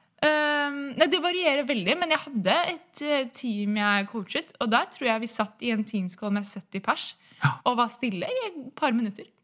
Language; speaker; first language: Norwegian; native; Norwegian